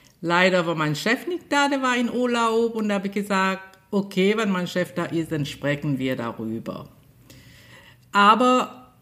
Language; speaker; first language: German; non-native, fluent; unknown